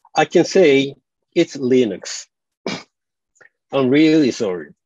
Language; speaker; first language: English; non-native, fluent; Japanese